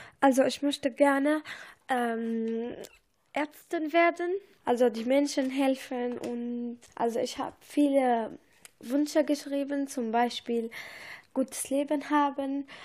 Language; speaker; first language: German; non-native, learner; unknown